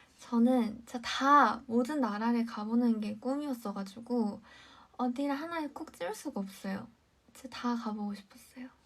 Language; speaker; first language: Korean; native; Korean